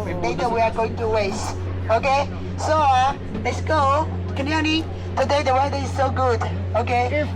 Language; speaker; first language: English; non-native, learner; Chinese